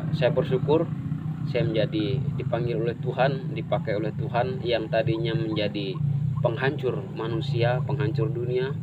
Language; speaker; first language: Indonesian; non-native, local second language; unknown